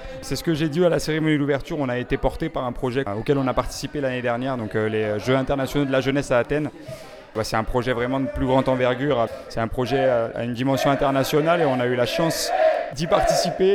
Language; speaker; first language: French; native; French